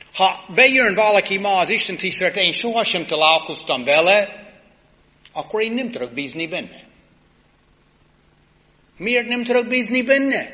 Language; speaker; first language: Hungarian; non-native, learner; English